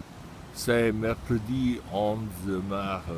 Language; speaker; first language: French; non-native, fluent; Italian